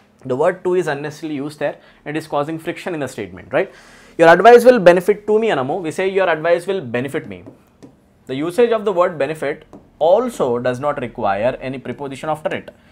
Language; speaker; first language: English; non-native, local second language; Telugu